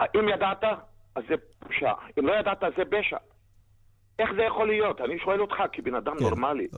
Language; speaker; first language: Hebrew; native; Hebrew